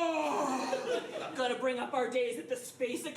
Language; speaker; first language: English; native; English